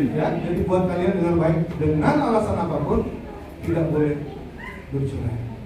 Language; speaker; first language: Indonesian; native; Indonesian